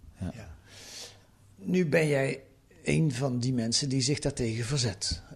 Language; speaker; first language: Dutch; native; Dutch